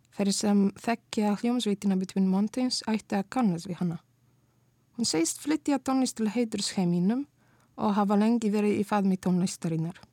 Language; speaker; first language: Icelandic; non-native, fluent; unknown